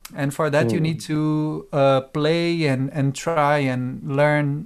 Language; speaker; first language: English; non-native, fluent; Portuguese